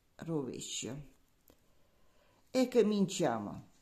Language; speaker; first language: Italian; non-native, learner; Russian